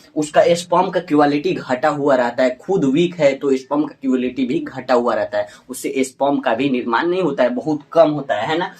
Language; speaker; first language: Hindi; native; Hindi